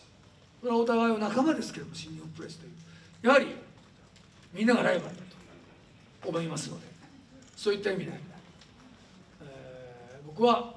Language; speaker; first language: Japanese; native; Japanese